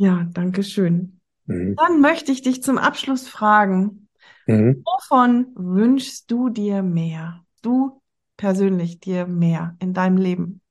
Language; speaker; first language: German; native; German